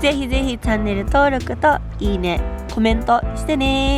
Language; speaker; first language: Japanese; early bilingual, other home language; Filipino